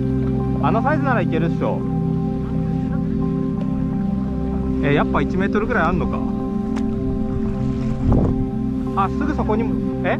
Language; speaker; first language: Japanese; native; Japanese